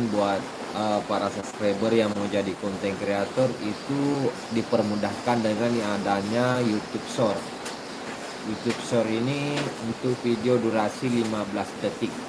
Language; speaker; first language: Indonesian; non-native, local second language; Buginese